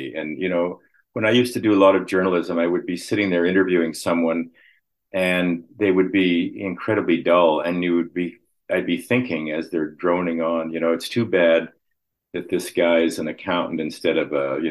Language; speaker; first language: English; native; English